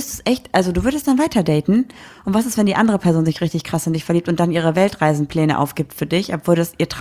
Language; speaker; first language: German; native; German